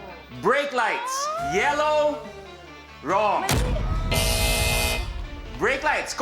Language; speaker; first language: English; non-native, local second language; Filipino